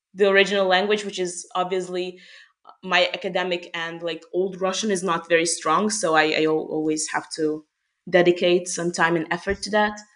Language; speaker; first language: English; non-native, fluent; Hungarian